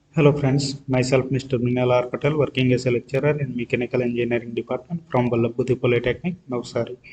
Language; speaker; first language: English; non-native, local second language; Gujarati